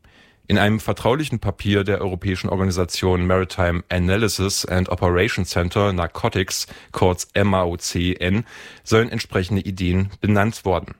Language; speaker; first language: German; native; German